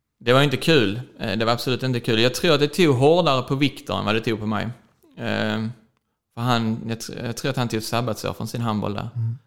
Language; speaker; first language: Swedish; native; Swedish